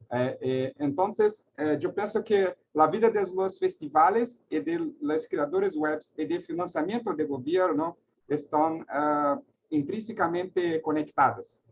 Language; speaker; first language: Spanish; non-native, learner; Portuguese